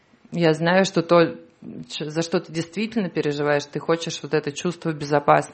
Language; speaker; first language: Russian; native; Russian